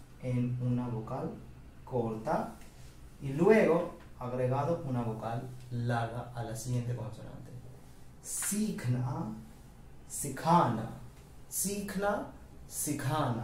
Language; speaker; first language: Spanish; non-native, fluent; Hindi